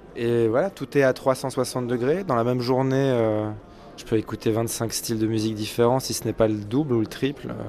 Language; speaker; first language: French; native; French